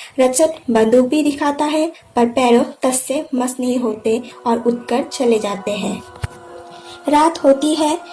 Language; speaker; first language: Hindi; non-native, local second language; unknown